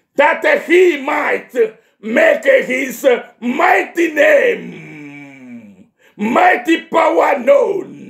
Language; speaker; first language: English; non-native, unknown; Ewe